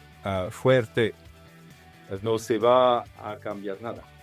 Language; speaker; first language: Spanish; non-native, fluent; Italian